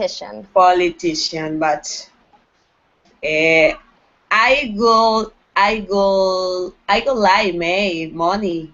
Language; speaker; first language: English; non-native, learner; Spanish